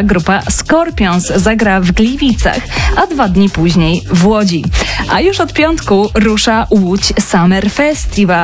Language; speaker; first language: Polish; native; Polish